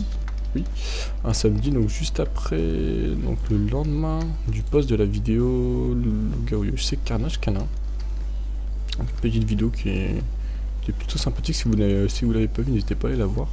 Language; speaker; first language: French; native; French